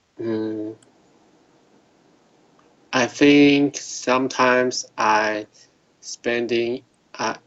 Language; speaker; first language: English; non-native, learner; Chinese